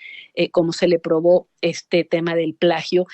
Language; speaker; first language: Spanish; native; Spanish